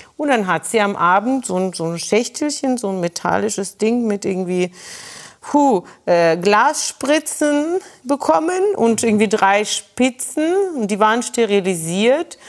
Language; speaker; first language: German; non-native, fluent; Russian